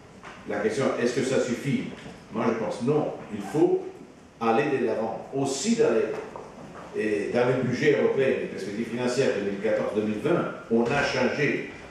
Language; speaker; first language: French; non-native, fluent; Italian